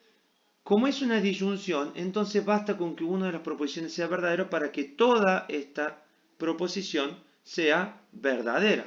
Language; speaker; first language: Spanish; native; Spanish